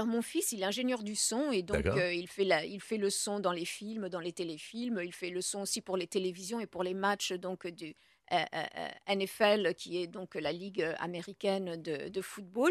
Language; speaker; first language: French; native; French